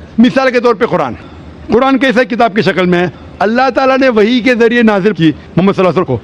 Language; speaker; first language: Urdu; non-native, local second language; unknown